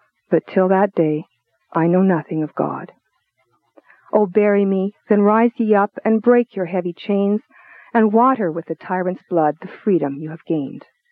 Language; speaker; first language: English; native; English